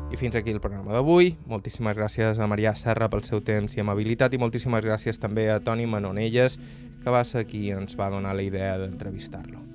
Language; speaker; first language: Catalan; native; Catalan